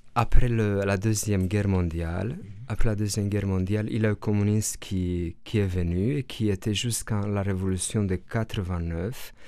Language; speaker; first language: French; non-native, fluent; Romanian